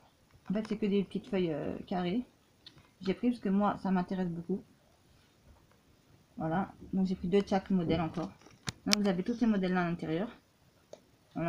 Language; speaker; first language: French; native; French